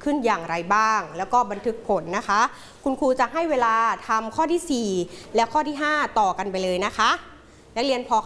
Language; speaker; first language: Thai; native; Thai